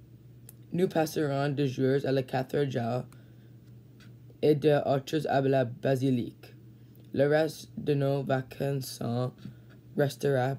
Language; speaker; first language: French; non-native, learner; English